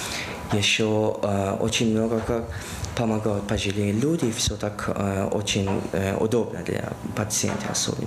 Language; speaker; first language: Russian; non-native, learner; Persian